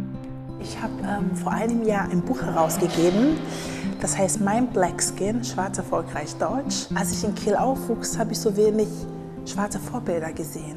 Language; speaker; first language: German; early bilingual, other home language; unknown